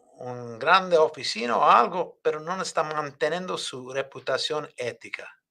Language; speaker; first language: Spanish; non-native, fluent; English